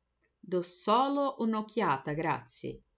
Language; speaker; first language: Italian; non-native, learner; Portuguese